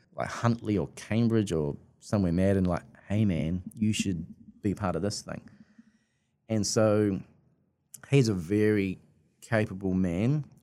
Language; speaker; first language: English; native; English